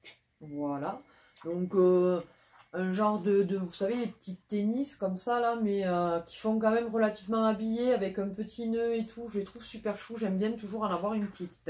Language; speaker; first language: French; native; French